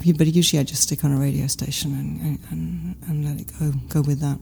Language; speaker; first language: English; native; English